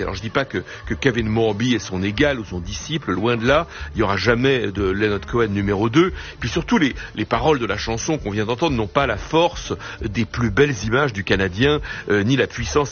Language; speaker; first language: French; native; French